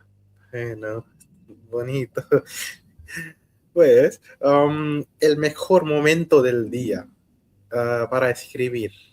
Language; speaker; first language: Spanish; non-native, learner; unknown